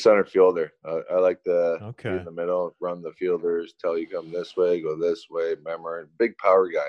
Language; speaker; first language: English; native; English